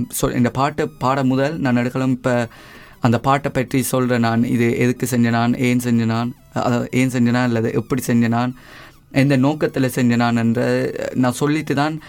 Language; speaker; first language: Tamil; early bilingual, heritage; Tamil